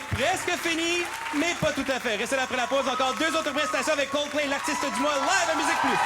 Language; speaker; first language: French; native; French